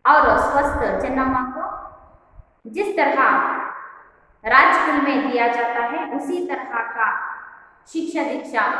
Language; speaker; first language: Hindi; non-native, local second language; Kannada